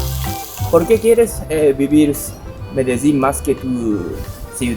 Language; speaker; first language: Spanish; non-native, learner; Japanese